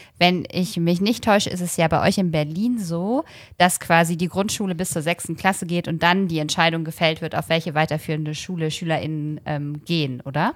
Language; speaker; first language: German; native; German